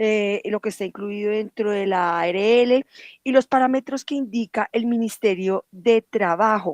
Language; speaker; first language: Spanish; native; Spanish